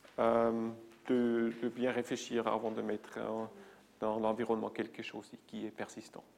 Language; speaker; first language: French; non-native, local second language; German